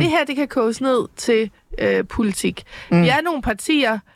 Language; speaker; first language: Danish; native; Danish